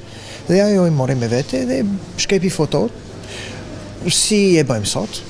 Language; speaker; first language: Albanian; non-native, fluent; English